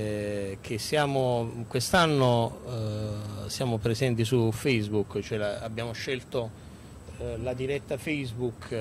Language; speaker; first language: Italian; native; Italian